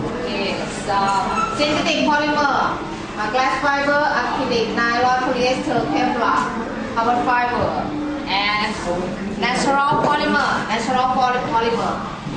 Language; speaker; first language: English; non-native, learner; Thai